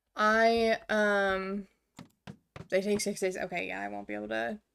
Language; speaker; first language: English; native; English